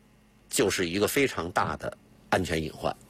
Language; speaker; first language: Chinese; native; Chinese